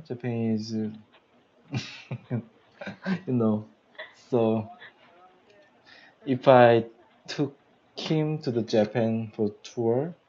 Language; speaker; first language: English; non-native, learner; Korean